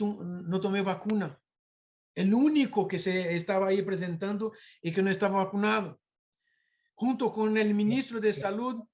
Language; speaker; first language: Spanish; non-native, fluent; Portuguese